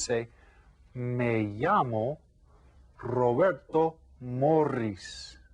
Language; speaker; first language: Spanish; non-native, fluent; English